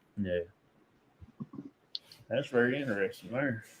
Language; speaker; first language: English; native; English